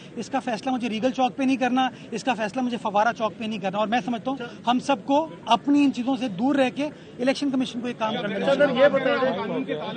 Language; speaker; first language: Urdu; native; Urdu